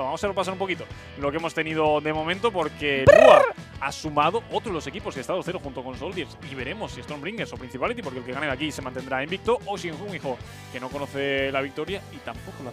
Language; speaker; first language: Spanish; native; Spanish